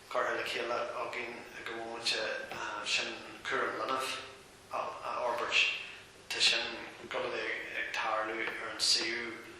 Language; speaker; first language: Irish; non-native, local second language; English